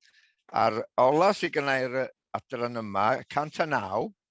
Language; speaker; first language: Welsh; native; Welsh